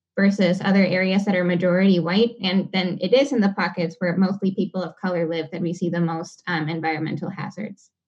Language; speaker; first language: English; non-native, fluent; Spanish